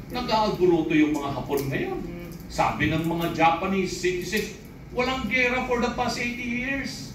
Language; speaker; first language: Filipino; non-native, local second language; Iloko